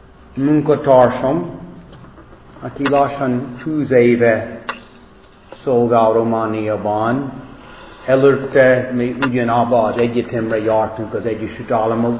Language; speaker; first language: Hungarian; non-native, fluent; English